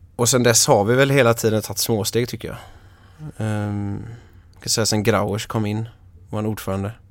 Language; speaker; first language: Swedish; native; Swedish